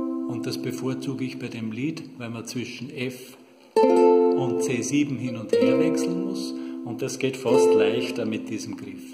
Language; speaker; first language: German; native; German